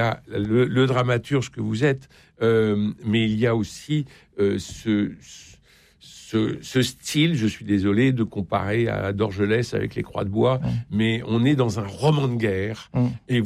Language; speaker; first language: French; native; French